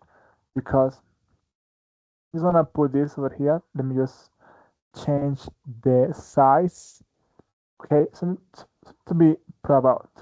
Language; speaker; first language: English; non-native, fluent; Spanish